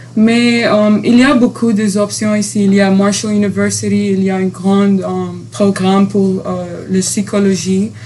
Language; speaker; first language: French; non-native, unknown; Arabic